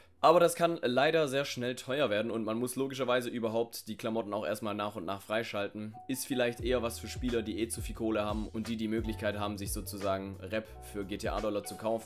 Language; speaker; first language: German; native; German